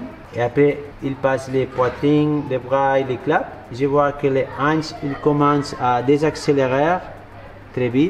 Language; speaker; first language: French; non-native, learner; Spanish